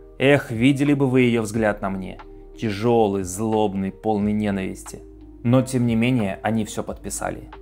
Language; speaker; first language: Russian; native; Russian